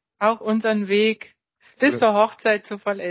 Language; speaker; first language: German; non-native, learner; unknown